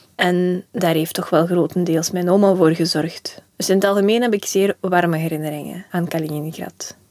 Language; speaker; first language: Dutch; early bilingual, other home language; Russian